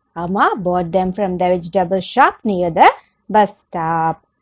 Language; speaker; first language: English; non-native, local second language; Tamil